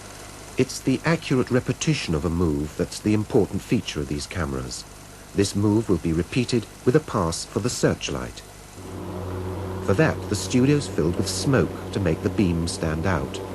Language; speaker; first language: English; native; English